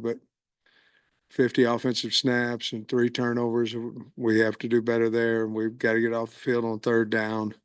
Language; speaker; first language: English; native; English